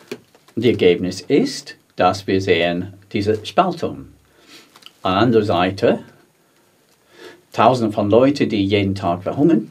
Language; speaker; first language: German; non-native, fluent; English